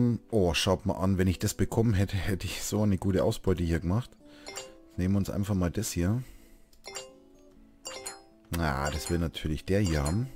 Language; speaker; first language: German; native; German